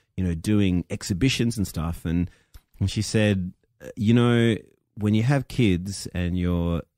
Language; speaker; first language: English; native; English